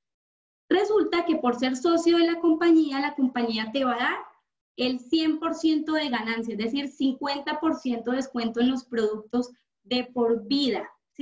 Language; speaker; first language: Spanish; native; Spanish